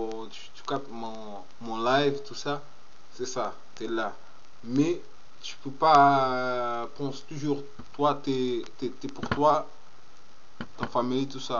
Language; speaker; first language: French; non-native, learner; Portuguese